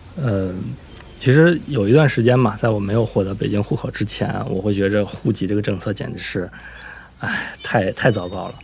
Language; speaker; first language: Chinese; native; Chinese